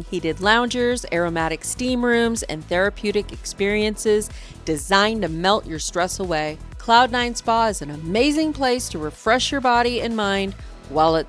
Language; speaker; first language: English; native; English